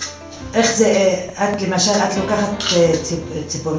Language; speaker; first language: Hebrew; native; Hebrew